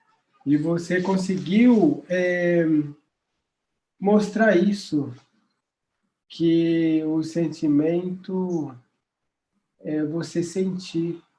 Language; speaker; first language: Portuguese; non-native, local second language; Guarani